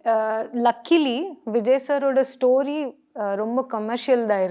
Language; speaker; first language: Tamil; non-native, learner; Kannada